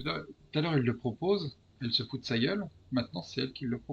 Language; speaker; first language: French; native; French